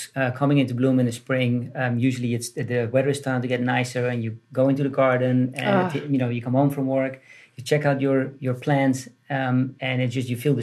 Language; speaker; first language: English; non-native, fluent; Dutch